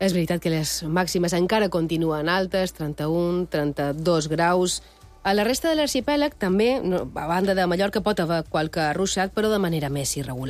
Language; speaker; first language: Catalan; native; Catalan